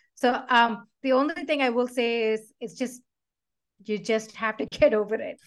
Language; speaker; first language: English; non-native, local second language; Tamil